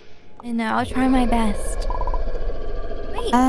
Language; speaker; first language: English; native; English